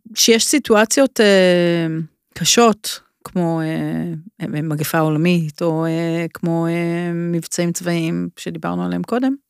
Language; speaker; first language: Hebrew; native; Hebrew